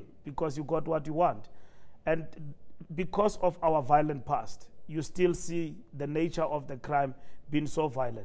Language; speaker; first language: English; non-native, local second language; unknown